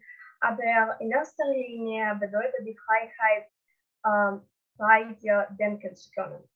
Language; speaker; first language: German; non-native, learner; Russian